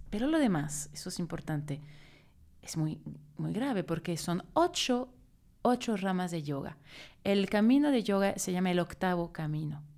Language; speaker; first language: Spanish; non-native, fluent; French